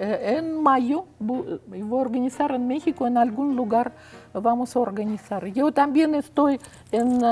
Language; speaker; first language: Spanish; non-native, fluent; Russian